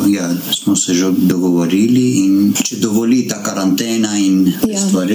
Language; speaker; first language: Slovenian; non-native, learner; Armenian